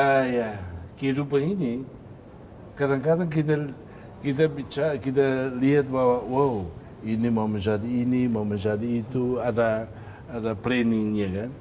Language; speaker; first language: Indonesian; non-native, fluent; Tetum